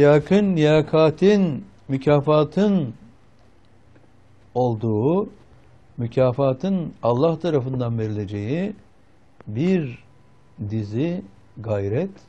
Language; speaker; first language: Turkish; native; Turkish